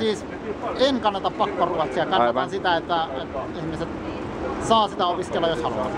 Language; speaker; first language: Finnish; non-native, fluent; Kurdish